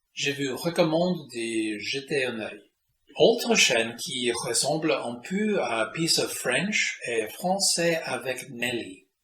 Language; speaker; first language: French; non-native, fluent; English